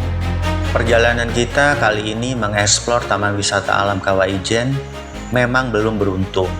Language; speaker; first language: Indonesian; native; Indonesian